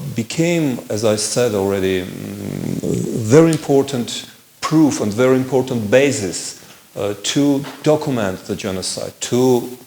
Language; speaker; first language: English; non-native, fluent; Armenian